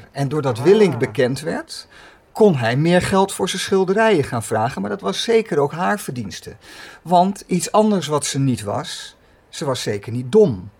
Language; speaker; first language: Dutch; native; Dutch